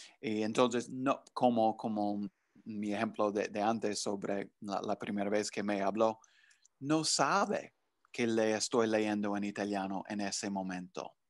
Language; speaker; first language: Spanish; non-native, fluent; English